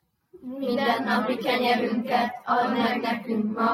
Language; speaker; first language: Hungarian; native; Hungarian